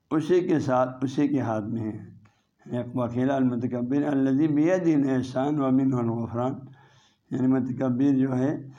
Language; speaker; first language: Urdu; non-native, local second language; Balti